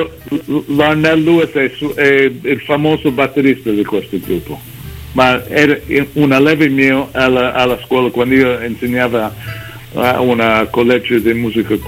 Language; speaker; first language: Italian; early bilingual, heritage; English